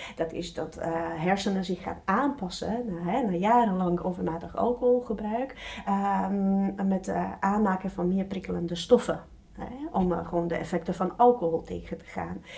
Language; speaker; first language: Dutch; non-native, fluent; Czech